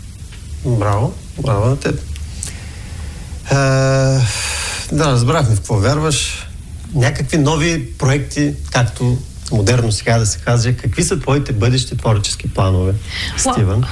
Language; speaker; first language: Bulgarian; native; Bulgarian